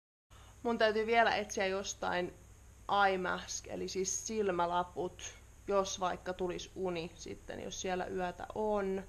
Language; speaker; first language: Finnish; native; Finnish